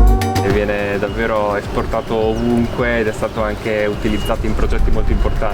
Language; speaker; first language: Italian; native; Italian